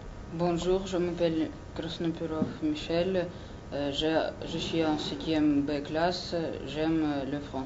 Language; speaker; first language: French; non-native, learner; Russian